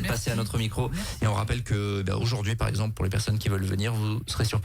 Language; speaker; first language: French; native; French